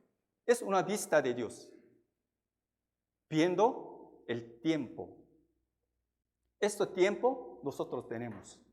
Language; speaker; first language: Spanish; non-native, fluent; Korean